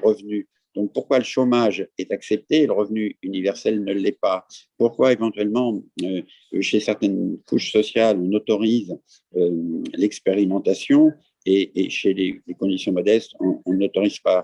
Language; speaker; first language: French; native; French